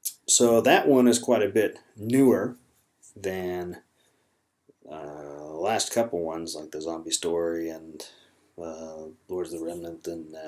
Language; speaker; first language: English; native; English